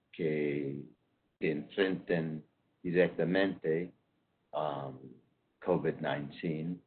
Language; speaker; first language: Spanish; non-native, fluent; English